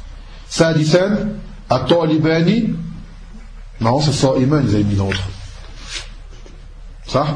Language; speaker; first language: Arabic; non-native, fluent; French